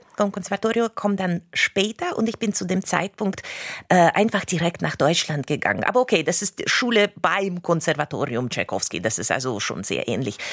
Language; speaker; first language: German; non-native, fluent; Russian